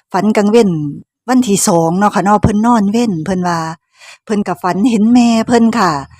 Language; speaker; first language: Thai; native; Thai